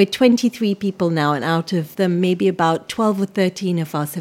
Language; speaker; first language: English; early bilingual, other home language; Punjabi